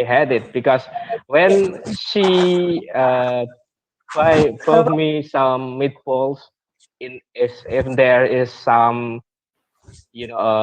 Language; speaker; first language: English; non-native, learner; Indonesian